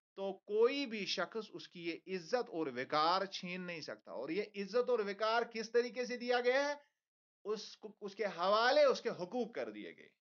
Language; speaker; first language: Hindi; non-native, local second language; Kashmiri